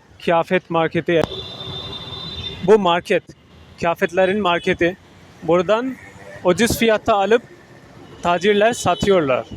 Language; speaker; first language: Turkish; non-native, fluent; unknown